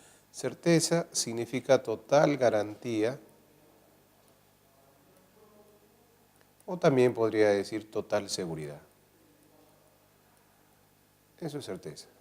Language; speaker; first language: Spanish; native; Spanish